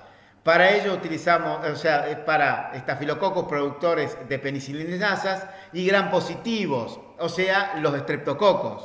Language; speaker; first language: Spanish; native; Spanish